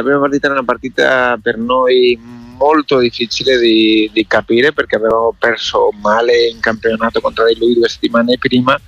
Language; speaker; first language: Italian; non-native, learner; Spanish